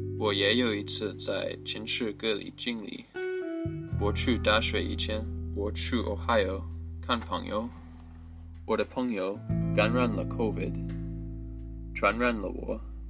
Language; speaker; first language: Chinese; non-native, learner; English